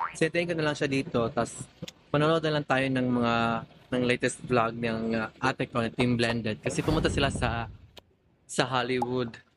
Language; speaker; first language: Filipino; non-native, local second language; Cebuano